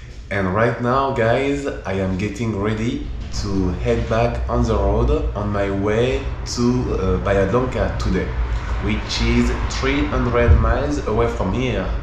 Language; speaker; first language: English; non-native, fluent; French